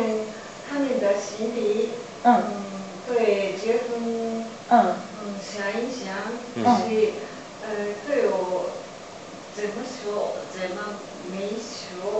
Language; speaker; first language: Chinese; non-native, learner; Japanese